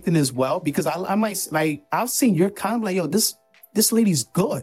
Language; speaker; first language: English; non-native, local second language; Yoruba